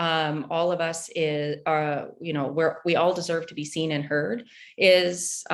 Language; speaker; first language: English; native; English